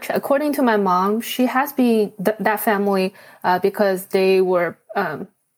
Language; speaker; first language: English; non-native, fluent; Chinese